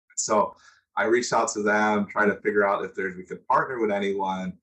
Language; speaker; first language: English; native; English